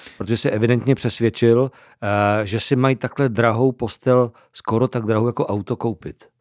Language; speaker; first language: Czech; native; Czech